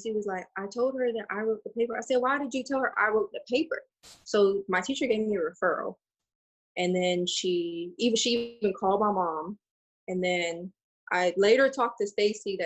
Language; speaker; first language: English; native; English